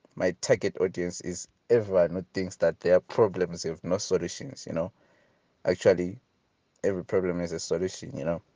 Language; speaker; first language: English; non-native, local second language; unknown